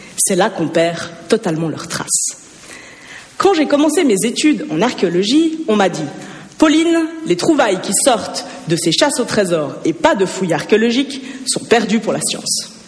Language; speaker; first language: French; native; French